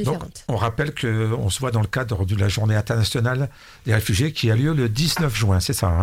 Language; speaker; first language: French; native; French